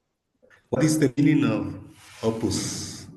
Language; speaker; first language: English; non-native, learner; Spanish